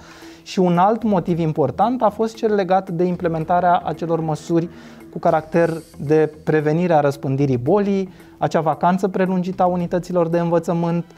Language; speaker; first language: Romanian; native; Romanian